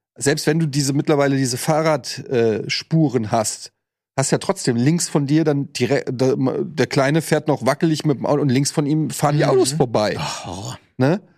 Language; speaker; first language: German; native; German